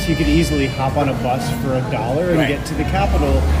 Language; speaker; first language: English; native; English